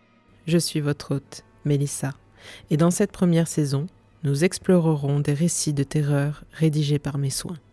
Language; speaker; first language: French; native; French